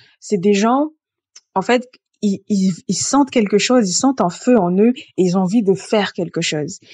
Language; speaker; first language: French; early bilingual, other home language; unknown